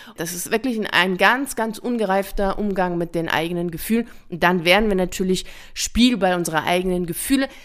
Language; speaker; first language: German; early bilingual, other home language; Persian